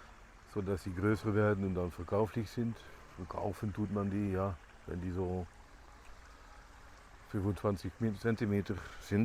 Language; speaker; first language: German; non-native, fluent; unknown